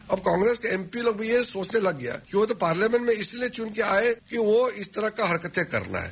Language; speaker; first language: Hindi; non-native, local second language; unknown